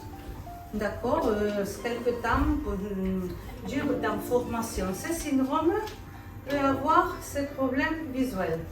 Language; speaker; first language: French; non-native, fluent; Spanish